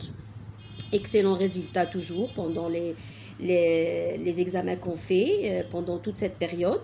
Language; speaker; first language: French; non-native, fluent; Arabic